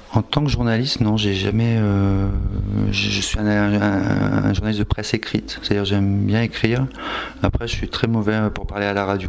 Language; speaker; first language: French; native; French